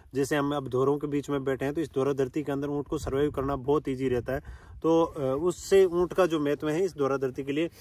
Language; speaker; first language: Hindi; native; Hindi